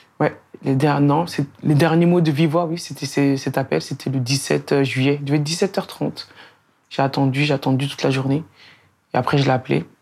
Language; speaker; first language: French; native; French